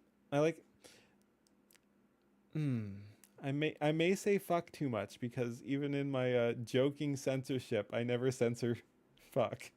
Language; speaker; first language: English; native; English